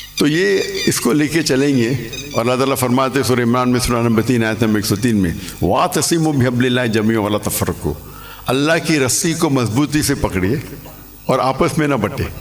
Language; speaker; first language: Urdu; non-native, local second language; English